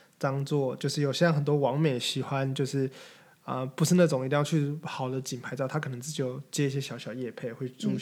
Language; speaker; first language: Chinese; native; Chinese